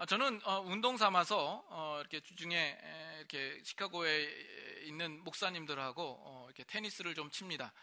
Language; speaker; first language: Korean; native; Korean